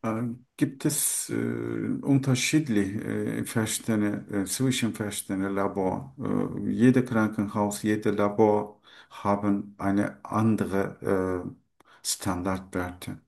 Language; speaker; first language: German; non-native, learner; Turkish